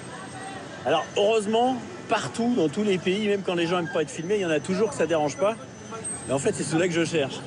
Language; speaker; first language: French; native; French